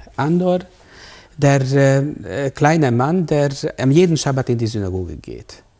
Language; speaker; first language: German; non-native, fluent; Hungarian